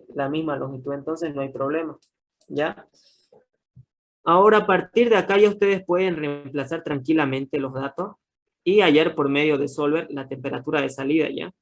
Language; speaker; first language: Spanish; native; Spanish